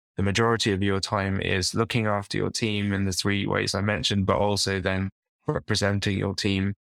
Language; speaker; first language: English; native; English